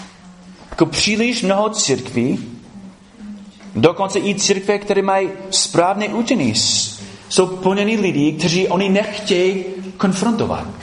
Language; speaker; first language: Czech; non-native, fluent; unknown